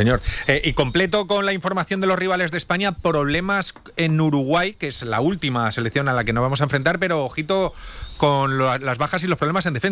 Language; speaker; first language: Spanish; native; Spanish